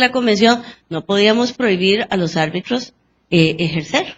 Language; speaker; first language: Spanish; native; Spanish